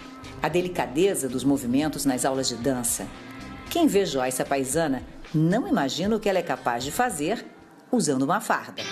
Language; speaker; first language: Portuguese; native; Portuguese